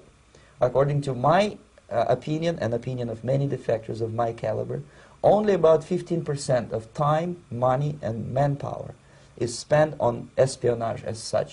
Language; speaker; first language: English; non-native, fluent; Russian